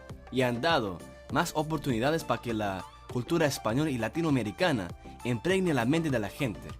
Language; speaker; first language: Spanish; non-native, fluent; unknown